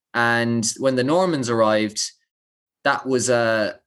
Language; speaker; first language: English; native; English